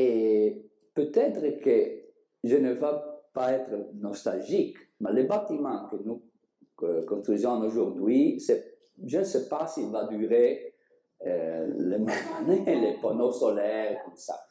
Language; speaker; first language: French; non-native, learner; Italian